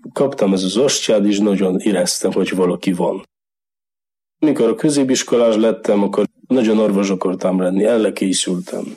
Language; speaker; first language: Hungarian; non-native, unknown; Polish